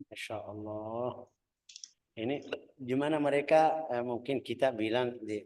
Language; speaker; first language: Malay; non-native, fluent; Arabic